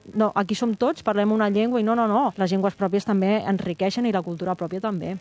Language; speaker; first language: Catalan; native; Catalan